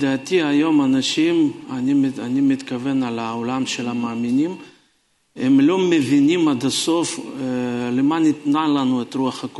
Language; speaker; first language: Hebrew; non-native, fluent; Russian